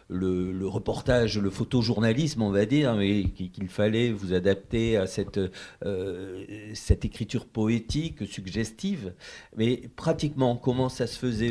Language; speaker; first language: French; native; French